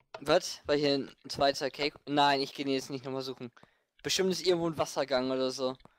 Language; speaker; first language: German; native; German